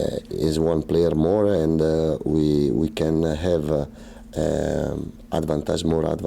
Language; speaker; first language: English; non-native, learner; Italian